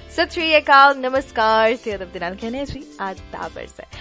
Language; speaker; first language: Hindi; non-native, local second language; Punjabi